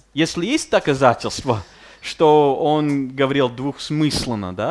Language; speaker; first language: Russian; non-native, fluent; English